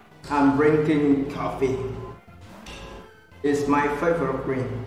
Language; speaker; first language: English; non-native, learner; Vietnamese